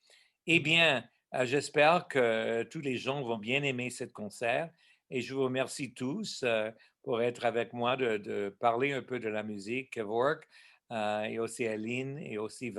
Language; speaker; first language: French; non-native, local second language; English